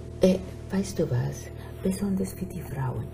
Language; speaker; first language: German; non-native, fluent; Spanish